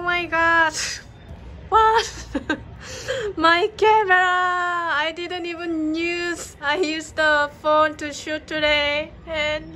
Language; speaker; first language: English; non-native, learner; Korean